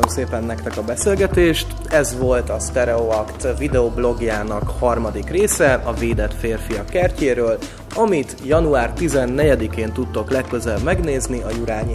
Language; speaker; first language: Hungarian; native; Hungarian